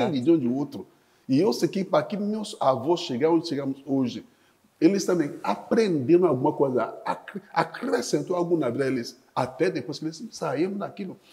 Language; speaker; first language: Portuguese; non-native, fluent; Yoruba